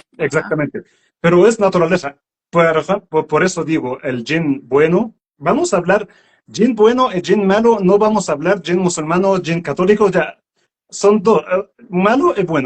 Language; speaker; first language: Spanish; non-native, learner; Arabic